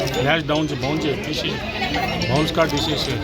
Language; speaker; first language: Telugu; native; Telugu